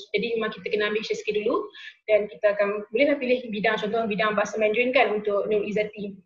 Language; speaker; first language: Malay; native; Malay